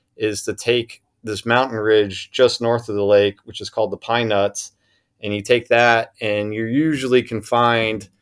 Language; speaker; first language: English; native; English